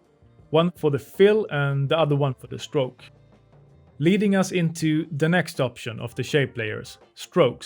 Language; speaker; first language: English; non-native, fluent; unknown